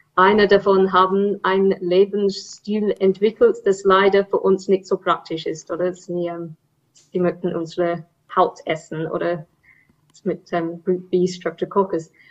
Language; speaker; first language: German; non-native, fluent; English